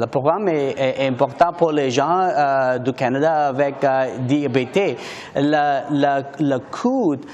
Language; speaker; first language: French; non-native, learner; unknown